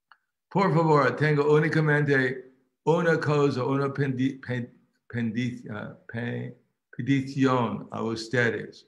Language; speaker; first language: Spanish; non-native, fluent; English